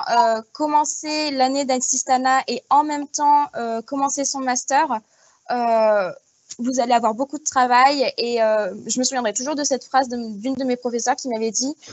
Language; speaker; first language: French; native; French